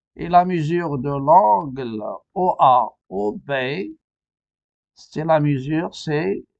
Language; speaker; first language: French; non-native, local second language; Arabic